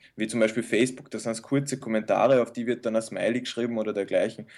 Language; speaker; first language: German; early bilingual, other home language; Bosnian